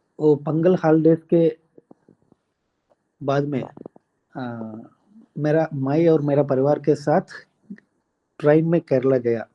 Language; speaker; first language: Hindi; non-native, local second language; Telugu